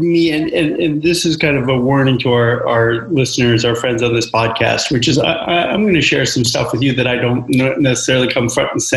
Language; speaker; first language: English; native; English